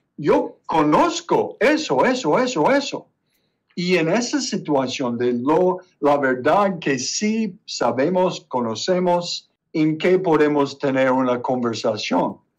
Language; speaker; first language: Spanish; non-native, learner; English